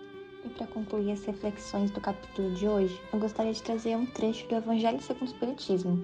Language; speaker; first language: Portuguese; native; Portuguese